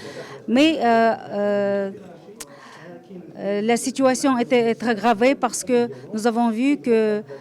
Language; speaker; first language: French; non-native, fluent; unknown